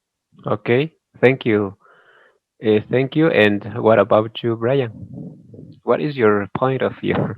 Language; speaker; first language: English; non-native, learner; Spanish